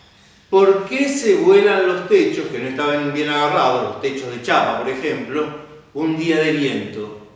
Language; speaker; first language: Spanish; native; Spanish